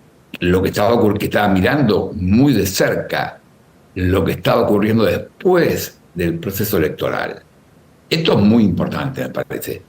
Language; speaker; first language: Spanish; native; Spanish